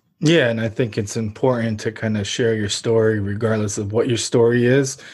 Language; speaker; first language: English; early bilingual, other home language; Ukrainian